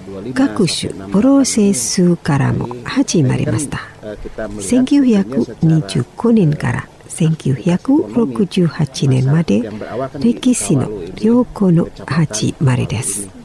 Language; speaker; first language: Japanese; non-native, fluent; Indonesian